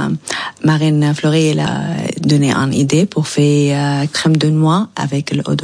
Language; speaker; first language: French; non-native, learner; Arabic